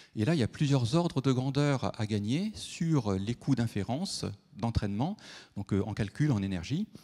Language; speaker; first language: French; native; French